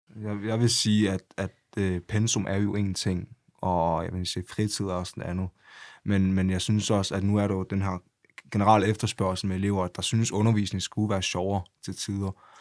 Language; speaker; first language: Danish; early bilingual, other home language; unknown